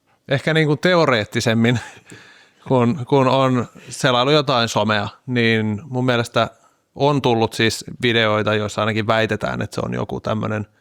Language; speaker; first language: Finnish; native; Finnish